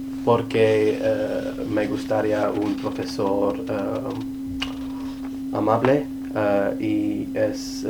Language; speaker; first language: Spanish; non-native, learner; English